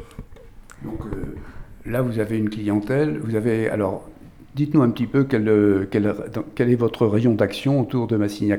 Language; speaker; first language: French; native; French